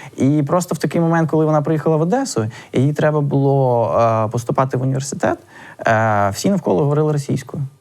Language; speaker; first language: Ukrainian; non-native, local second language; Russian